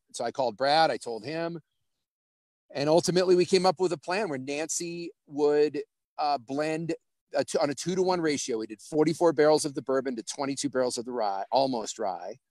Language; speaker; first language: English; native; English